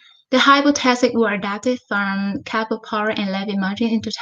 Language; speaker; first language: English; non-native, fluent; Vietnamese